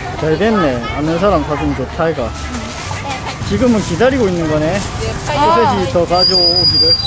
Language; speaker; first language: Korean; native; Korean